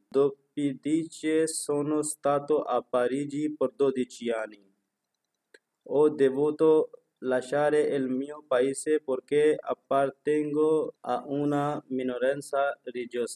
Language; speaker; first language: Italian; non-native, learner; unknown